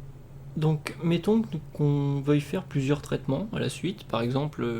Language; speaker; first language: French; native; French